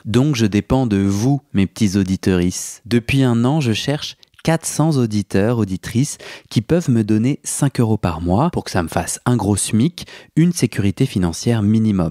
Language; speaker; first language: French; native; French